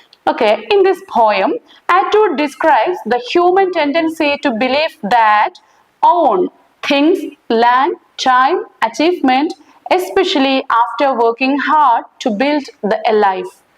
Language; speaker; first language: English; non-native, local second language; Malayalam